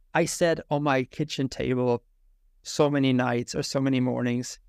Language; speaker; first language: English; non-native, fluent; German